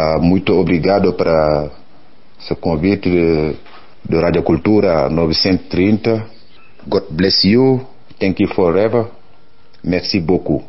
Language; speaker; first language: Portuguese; non-native, learner; Wolof